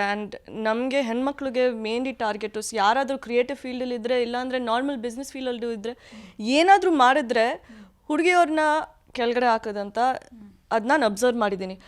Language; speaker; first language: Kannada; early bilingual, heritage; Kannada